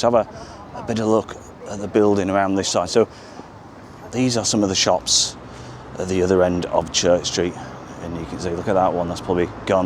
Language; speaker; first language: English; native; English